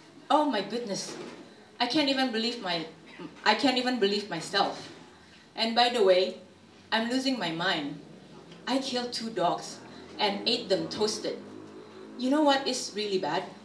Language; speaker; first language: English; early bilingual, other home language; Indonesian